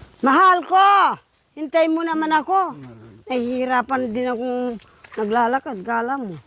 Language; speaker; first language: Filipino; non-native, local second language; Pampanga